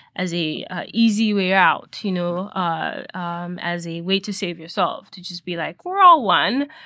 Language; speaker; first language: English; non-native, local second language; Yoruba